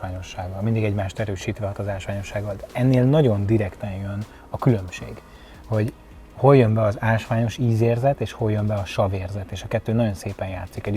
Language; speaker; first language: Hungarian; native; Hungarian